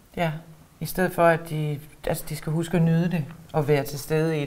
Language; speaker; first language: Danish; native; Danish